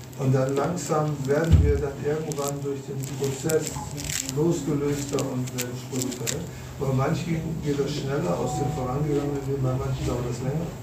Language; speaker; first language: German; native; German